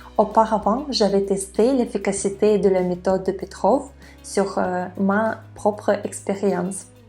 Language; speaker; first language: French; non-native, fluent; Russian